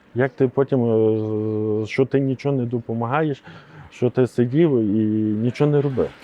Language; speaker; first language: Ukrainian; native; Ukrainian